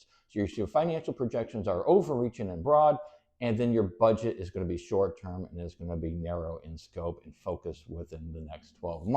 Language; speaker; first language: English; native; English